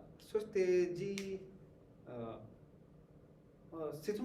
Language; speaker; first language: Japanese; non-native, learner; Hindi